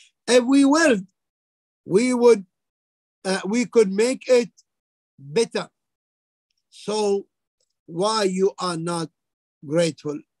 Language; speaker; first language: English; non-native, fluent; Arabic